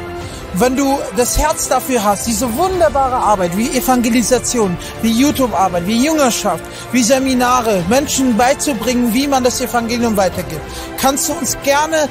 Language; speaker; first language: German; non-native, fluent; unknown